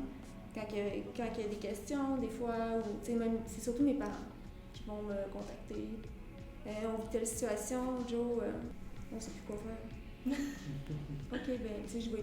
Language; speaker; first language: French; native; French